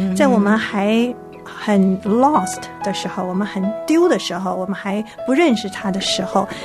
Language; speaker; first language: Chinese; native; Chinese